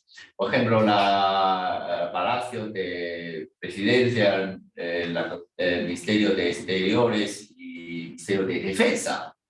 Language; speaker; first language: Spanish; non-native, fluent; Chinese